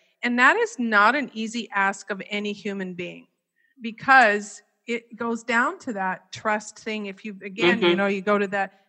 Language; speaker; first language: English; native; English